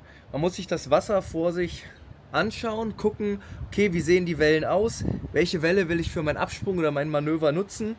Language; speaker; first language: German; native; German